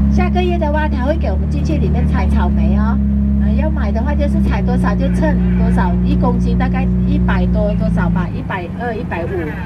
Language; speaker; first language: Chinese; non-native, fluent; Thai